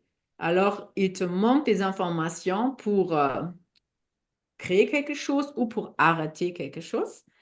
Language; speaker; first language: French; non-native, fluent; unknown